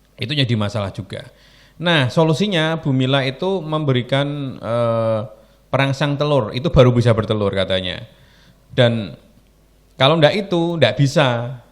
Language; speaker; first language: Indonesian; native; Indonesian